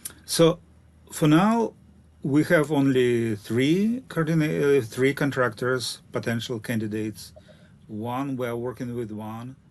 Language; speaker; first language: English; non-native, learner; Russian